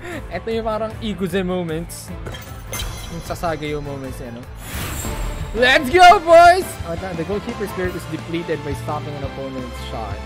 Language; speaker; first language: English; non-native, local second language; Filipino